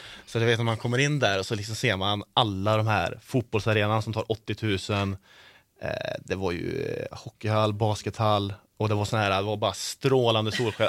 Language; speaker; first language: Swedish; native; Swedish